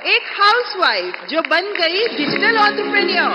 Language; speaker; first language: Hindi; native; Hindi